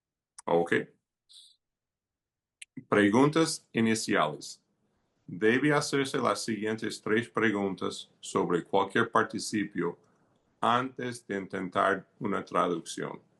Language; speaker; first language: Spanish; non-native, fluent; English